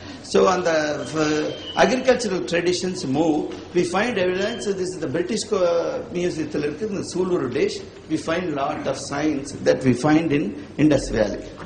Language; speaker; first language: English; non-native, local second language; Tamil